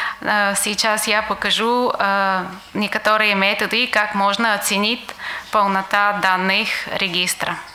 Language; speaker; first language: Russian; non-native, fluent; Bulgarian